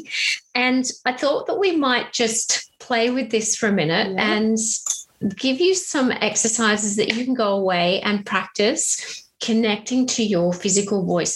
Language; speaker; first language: English; native; English